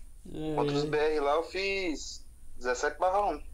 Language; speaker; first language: Portuguese; native; Portuguese